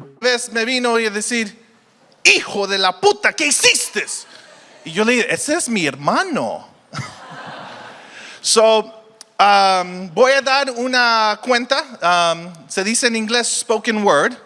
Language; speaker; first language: Spanish; early bilingual, heritage; Spanish